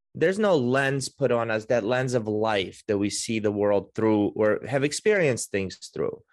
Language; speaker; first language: English; early bilingual, other home language; Russian